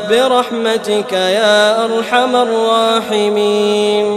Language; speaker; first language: Arabic; native; Arabic